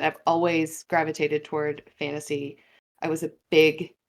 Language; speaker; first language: English; native; English